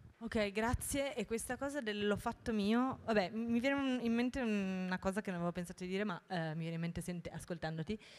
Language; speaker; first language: Italian; native; Italian